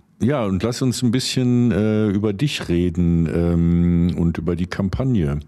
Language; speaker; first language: German; native; German